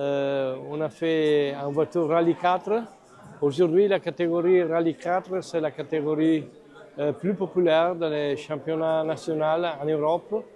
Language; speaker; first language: French; non-native, fluent; Italian